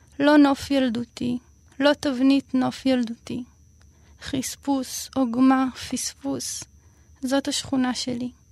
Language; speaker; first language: Hebrew; early bilingual, other home language; Russian